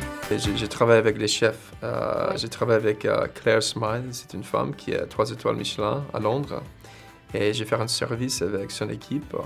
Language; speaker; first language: French; non-native, fluent; English